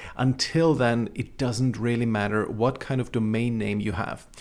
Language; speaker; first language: English; non-native, fluent; Czech